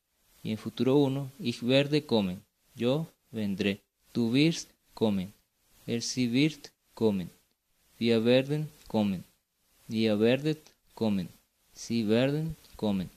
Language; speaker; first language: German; non-native, fluent; Spanish